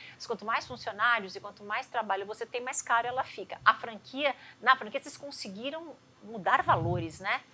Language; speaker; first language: Portuguese; native; Portuguese